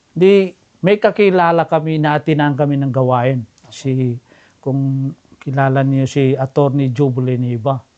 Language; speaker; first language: Filipino; non-native, local second language; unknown